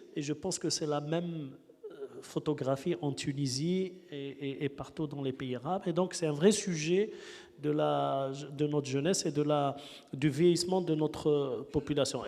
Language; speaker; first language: French; non-native, local second language; Arabic